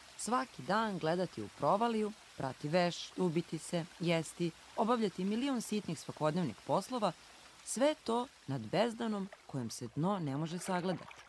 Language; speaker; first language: Serbian; native; Serbian